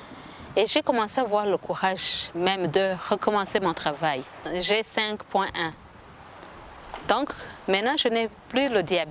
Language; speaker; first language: French; non-native, local second language; Kinyarwanda